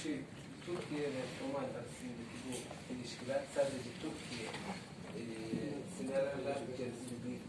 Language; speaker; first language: Turkish; non-native, fluent; Somali